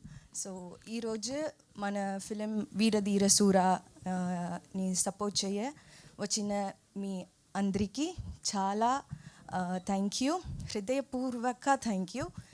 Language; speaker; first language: Telugu; non-native, learner; Tamil